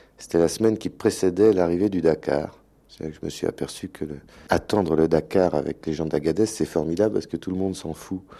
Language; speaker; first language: French; native; French